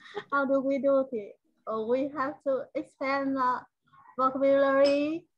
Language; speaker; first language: English; non-native, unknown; Vietnamese